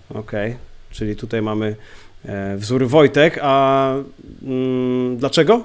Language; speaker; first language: Polish; native; Polish